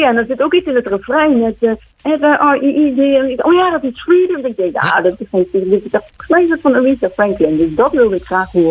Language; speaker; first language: Dutch; native; Dutch